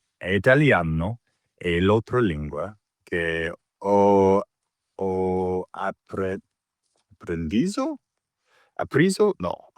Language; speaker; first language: Italian; non-native, learner; English